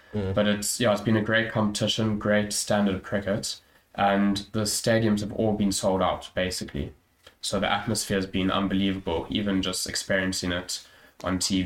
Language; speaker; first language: English; native; English